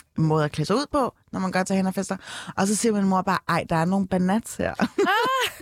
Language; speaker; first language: Danish; early bilingual, other home language; Turkish